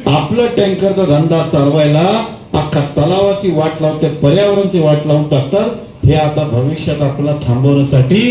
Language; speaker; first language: Marathi; non-native, local second language; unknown